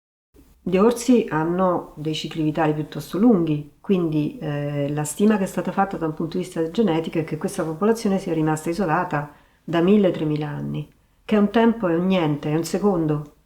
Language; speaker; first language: Italian; native; Italian